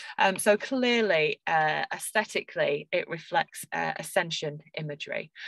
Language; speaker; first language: English; native; English